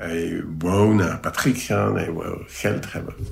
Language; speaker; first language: Dutch; non-native, local second language; French